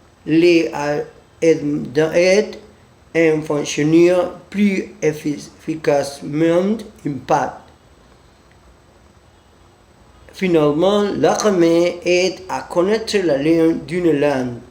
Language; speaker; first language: French; non-native, learner; Spanish